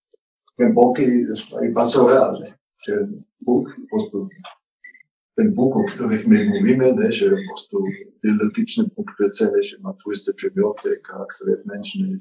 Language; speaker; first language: Polish; non-native, learner; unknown